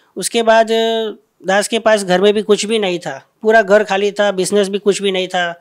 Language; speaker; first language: Hindi; non-native, local second language; Gujarati